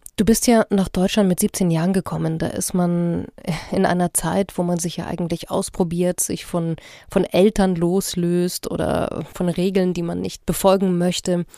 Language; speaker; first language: German; native; German